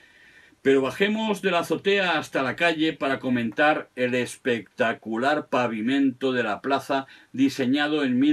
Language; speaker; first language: Spanish; non-native, local second language; Catalan